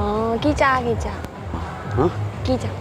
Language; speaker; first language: Korean; non-native, learner; Vietnamese